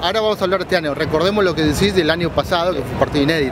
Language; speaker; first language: Spanish; native; Spanish